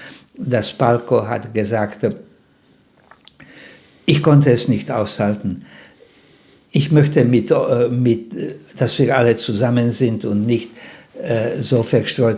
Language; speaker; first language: German; non-native, fluent; Slovak